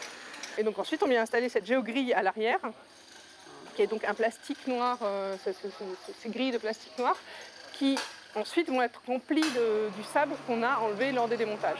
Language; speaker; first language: French; native; French